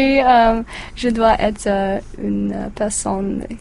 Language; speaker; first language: French; non-native, learner; English